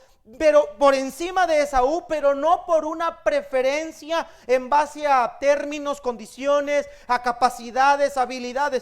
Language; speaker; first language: Spanish; native; Spanish